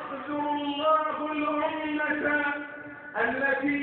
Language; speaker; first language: Arabic; native; Arabic